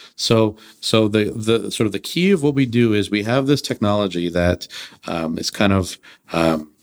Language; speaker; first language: English; early bilingual, other home language; Russian